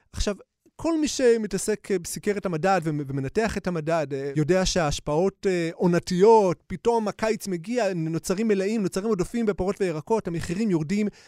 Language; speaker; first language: Hebrew; native; Hebrew